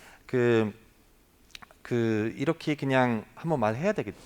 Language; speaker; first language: Korean; non-native, fluent; German